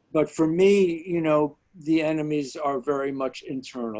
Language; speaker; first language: English; native; English